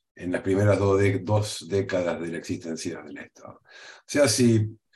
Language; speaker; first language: Spanish; native; Spanish